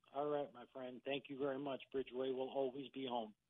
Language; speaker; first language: English; native; English